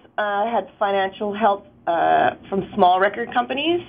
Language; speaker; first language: English; native; English